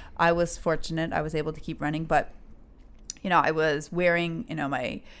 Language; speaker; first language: English; native; English